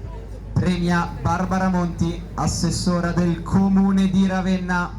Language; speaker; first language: Italian; native; Italian